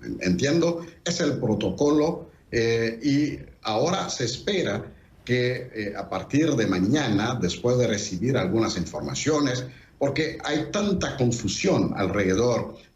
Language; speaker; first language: Spanish; non-native, fluent; Haitian Creole